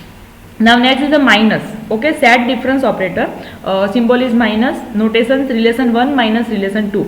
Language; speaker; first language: English; non-native, local second language; Gujarati